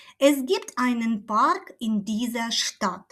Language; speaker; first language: German; non-native, fluent; Ukrainian